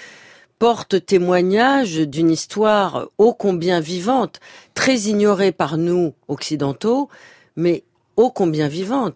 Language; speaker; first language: French; native; French